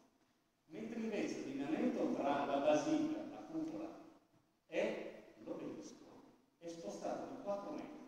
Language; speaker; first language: Italian; native; Italian